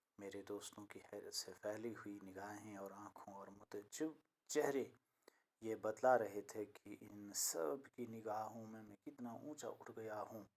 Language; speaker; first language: Urdu; non-native, local second language; Kashmiri